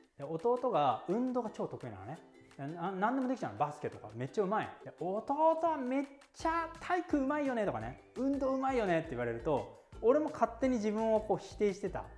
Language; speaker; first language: Japanese; early bilingual, heritage; Japanese